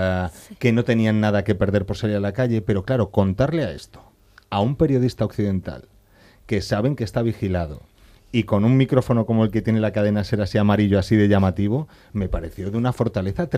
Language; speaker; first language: Spanish; native; Spanish